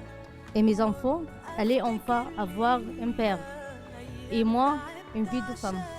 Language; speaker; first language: French; non-native, learner; Arabic